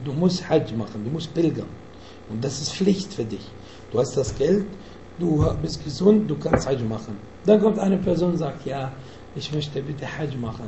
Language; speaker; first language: German; non-native, fluent; Arabic